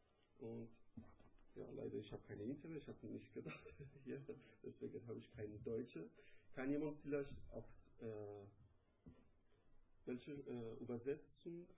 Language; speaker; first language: German; non-native, learner; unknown